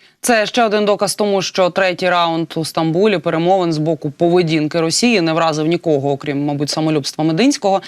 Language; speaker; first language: Ukrainian; native; Ukrainian